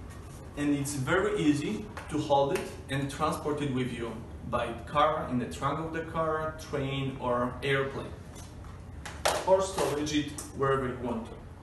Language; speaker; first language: English; non-native, fluent; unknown